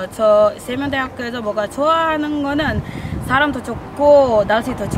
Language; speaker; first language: Korean; non-native, learner; Indonesian